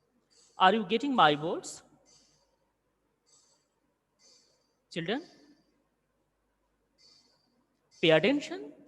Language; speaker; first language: English; non-native, local second language; Hindi